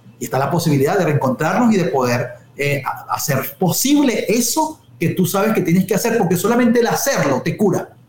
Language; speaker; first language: Spanish; native; Spanish